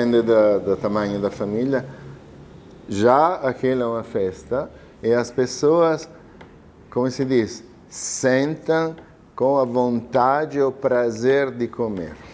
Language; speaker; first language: Portuguese; non-native, fluent; Italian